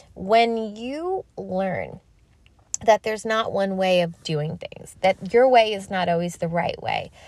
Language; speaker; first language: English; native; English